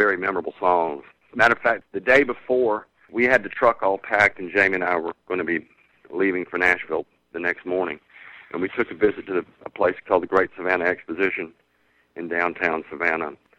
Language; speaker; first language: English; native; English